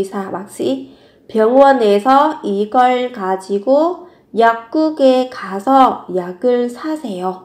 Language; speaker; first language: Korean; non-native, fluent; Vietnamese